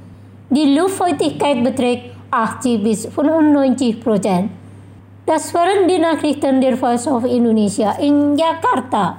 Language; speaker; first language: German; non-native, fluent; Indonesian